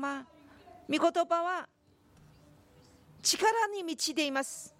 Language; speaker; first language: Japanese; non-native, fluent; Korean